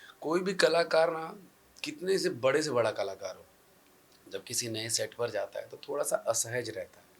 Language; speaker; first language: Hindi; native; Hindi